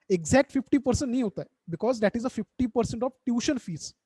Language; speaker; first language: Hindi; non-native, local second language; Marathi